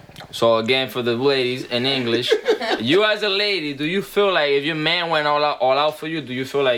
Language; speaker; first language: English; early bilingual, other home language; Spanish